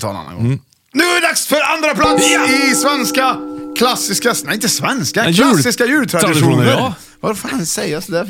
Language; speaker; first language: Swedish; native; Swedish